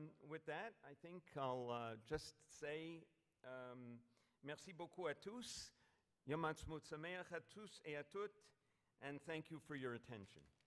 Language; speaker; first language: English; native; English